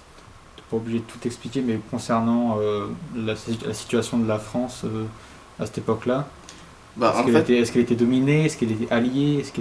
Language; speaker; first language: French; native; French